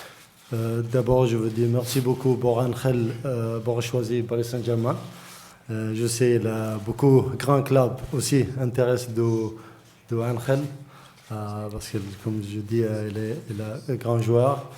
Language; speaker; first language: French; non-native, learner; Arabic